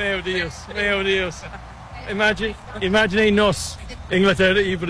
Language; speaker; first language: Portuguese; non-native, learner; English